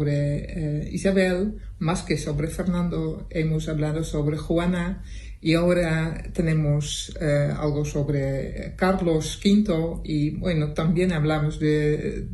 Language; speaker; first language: Spanish; non-native, fluent; Dutch